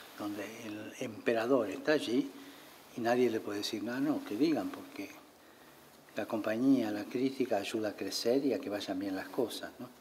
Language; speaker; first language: Spanish; native; Spanish